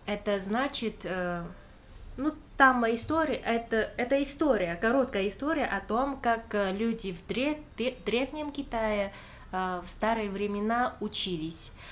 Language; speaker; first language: Russian; non-native, fluent; Chinese